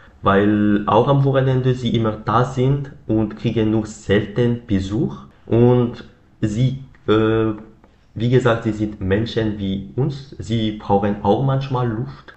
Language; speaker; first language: German; non-native, learner; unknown